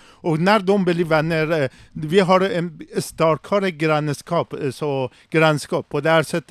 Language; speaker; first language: Swedish; non-native, learner; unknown